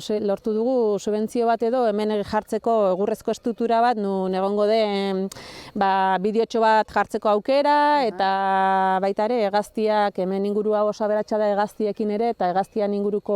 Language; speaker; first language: Basque; native; Basque